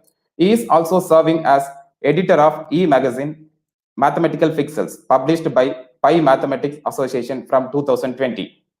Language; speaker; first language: English; non-native, local second language; Tamil